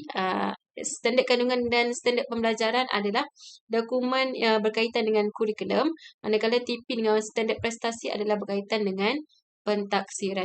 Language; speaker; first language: Malay; native; Malay